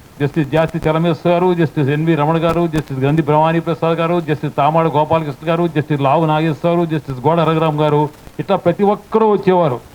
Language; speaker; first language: Telugu; native; Telugu